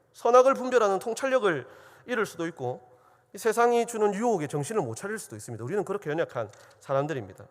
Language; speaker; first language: Korean; native; Korean